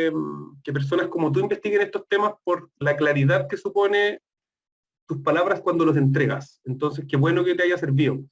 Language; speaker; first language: Spanish; native; Spanish